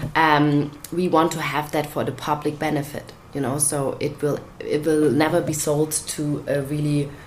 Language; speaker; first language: English; non-native, fluent; German